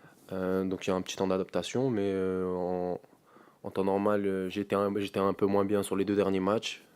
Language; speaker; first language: French; native; French